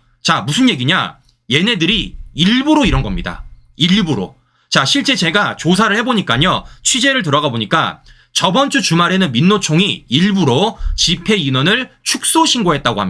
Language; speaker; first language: Korean; native; Korean